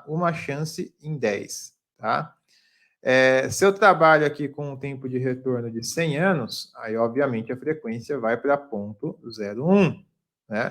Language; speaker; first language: Portuguese; native; Portuguese